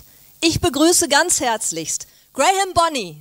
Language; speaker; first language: German; native; German